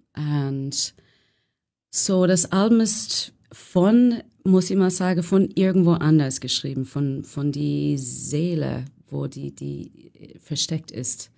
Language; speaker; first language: German; non-native, learner; English